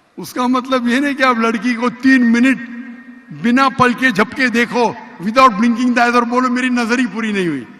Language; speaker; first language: Urdu; non-native, local second language; Konkani